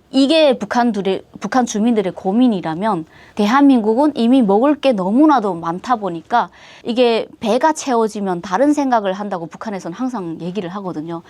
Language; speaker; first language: Korean; native; Korean